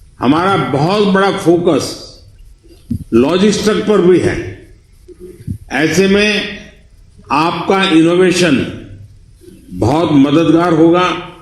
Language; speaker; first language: Hindi; non-native, local second language; Gujarati